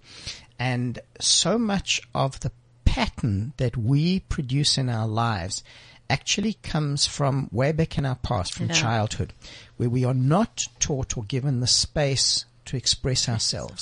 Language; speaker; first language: English; native; English